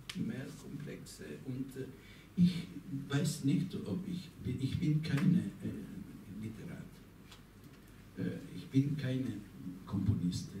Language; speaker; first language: German; non-native, learner; Italian